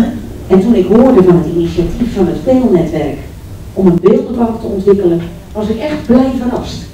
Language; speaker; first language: Dutch; native; Dutch